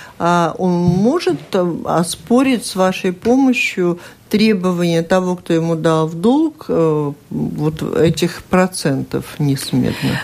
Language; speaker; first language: Russian; native; Russian